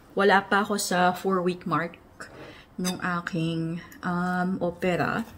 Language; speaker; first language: Filipino; native; Filipino